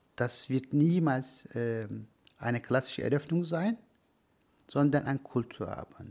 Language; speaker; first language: German; non-native, learner; Turkish